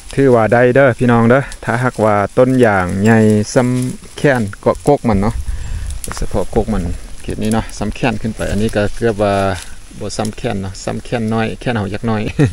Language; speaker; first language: Lao; native; Lao